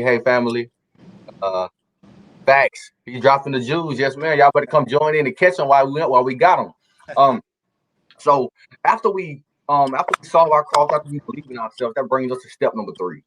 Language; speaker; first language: English; native; English